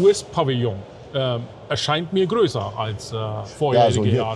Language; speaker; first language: German; native; German